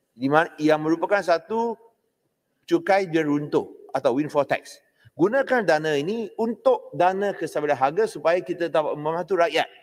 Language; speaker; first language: Malay; non-native, local second language; Chinese